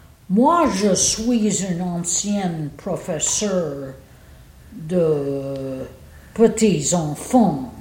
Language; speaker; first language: French; non-native, fluent; English